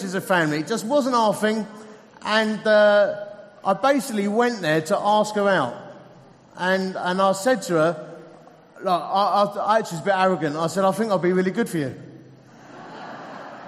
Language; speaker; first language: English; native; English